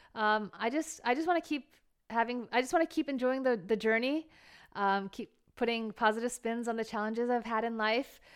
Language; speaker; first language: English; early bilingual, other home language; Bangla